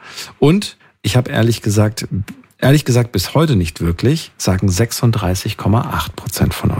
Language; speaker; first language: German; native; German